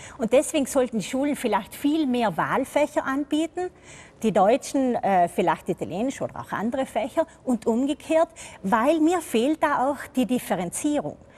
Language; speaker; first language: German; native; German